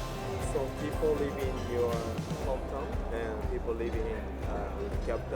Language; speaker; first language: English; non-native, learner; Japanese